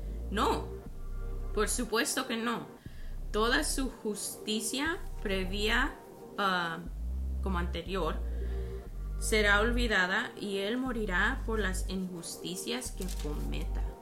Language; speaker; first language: Spanish; early bilingual, heritage; Spanish